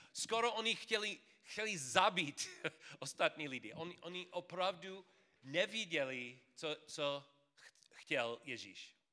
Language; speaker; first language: Czech; non-native, fluent; English